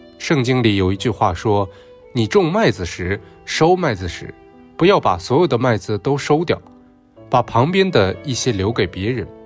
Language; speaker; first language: Chinese; non-native, local second language; Cantonese